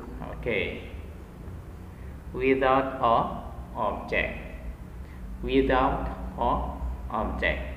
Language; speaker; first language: English; non-native, fluent; Indonesian